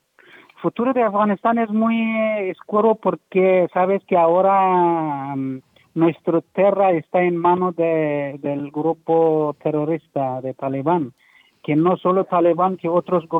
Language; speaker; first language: Spanish; non-native, learner; Persian